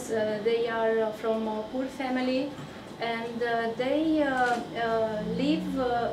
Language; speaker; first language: English; non-native, fluent; Romanian